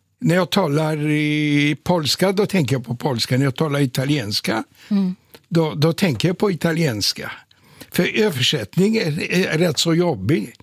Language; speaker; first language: Swedish; non-native, fluent; Polish